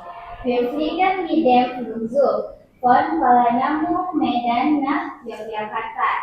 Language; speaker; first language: German; non-native, learner; Indonesian